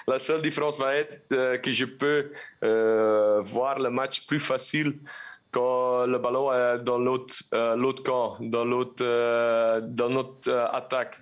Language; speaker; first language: French; non-native, local second language; Dutch